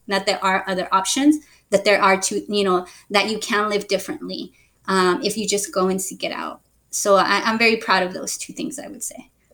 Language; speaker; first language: English; early bilingual, other home language; Spanish